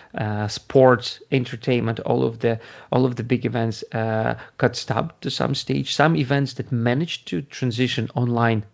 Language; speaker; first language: English; non-native, fluent; Ukrainian